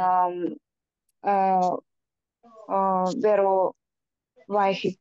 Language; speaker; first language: Finnish; non-native, learner; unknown